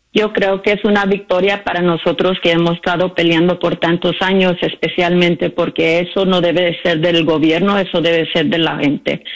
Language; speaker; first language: Spanish; early bilingual, heritage; Spanish